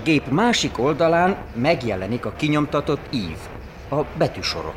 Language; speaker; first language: Hungarian; native; Hungarian